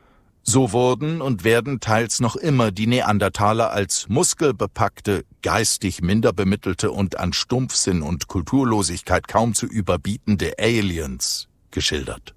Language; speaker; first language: German; native; German